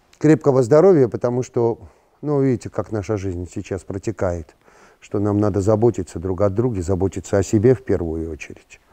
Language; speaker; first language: Russian; non-native, local second language; Georgian